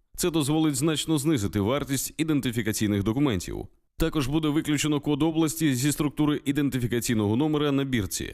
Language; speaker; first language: Ukrainian; native; Ukrainian